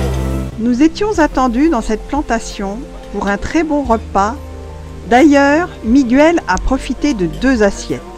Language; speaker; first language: French; native; French